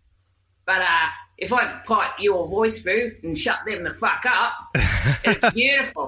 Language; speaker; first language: English; native; English